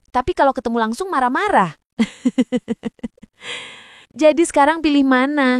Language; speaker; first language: Indonesian; native; Indonesian